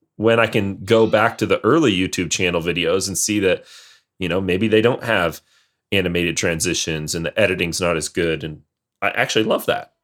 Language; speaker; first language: English; native; English